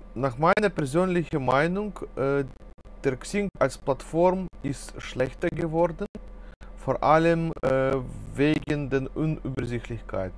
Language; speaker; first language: German; non-native, fluent; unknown